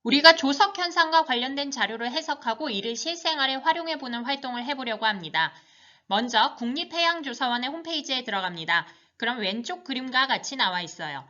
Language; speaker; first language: Korean; native; Korean